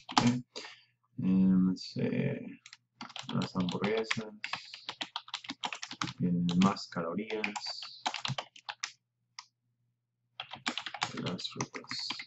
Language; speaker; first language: Spanish; non-native, fluent; English